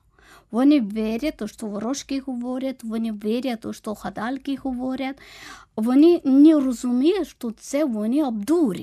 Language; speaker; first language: Ukrainian; non-native, learner; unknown